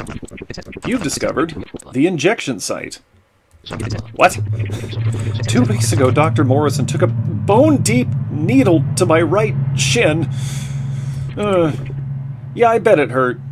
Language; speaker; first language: English; native; English